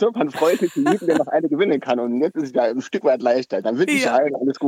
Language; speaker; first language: German; native; German